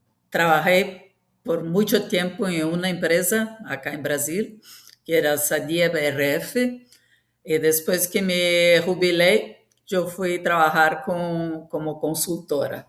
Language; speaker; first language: Spanish; non-native, fluent; Portuguese